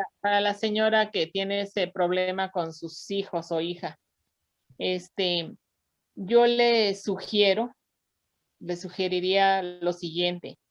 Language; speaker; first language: Spanish; native; Spanish